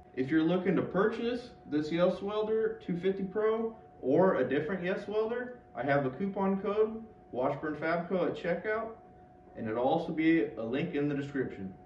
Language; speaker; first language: English; native; English